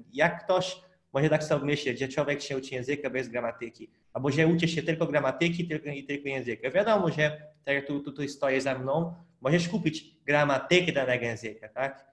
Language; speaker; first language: Polish; non-native, fluent; Portuguese